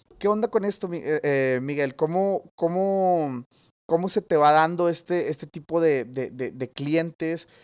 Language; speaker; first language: Spanish; native; Spanish